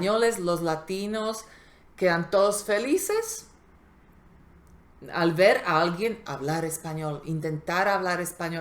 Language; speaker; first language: Spanish; non-native, fluent; Slovak